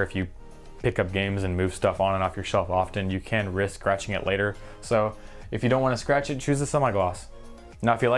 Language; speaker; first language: English; native; English